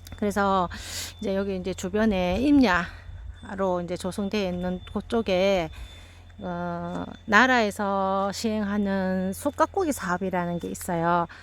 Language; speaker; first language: Korean; native; Korean